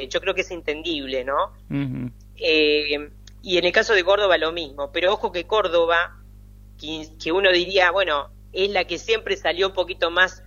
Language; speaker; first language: Spanish; native; Spanish